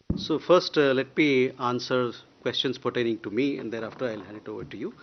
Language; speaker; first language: English; non-native, local second language; Hindi